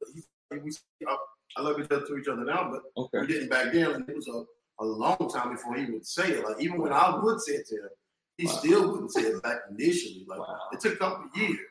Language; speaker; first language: English; native; English